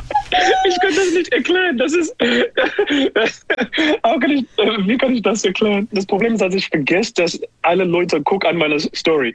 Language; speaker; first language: German; non-native, fluent; English